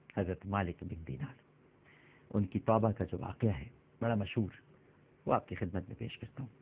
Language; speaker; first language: Urdu; native; Urdu